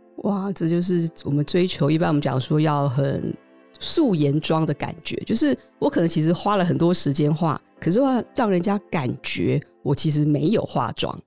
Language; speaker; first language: Chinese; native; Chinese